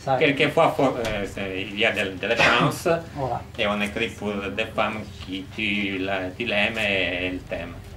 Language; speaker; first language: French; non-native, learner; Italian